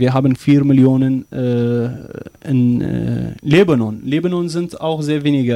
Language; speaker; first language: German; non-native, learner; Arabic